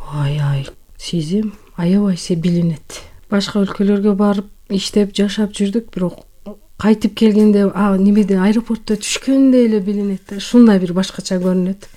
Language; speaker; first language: Kyrgyz; non-native, local second language; Turkish